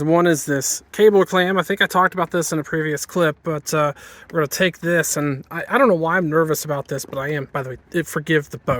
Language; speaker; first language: English; native; English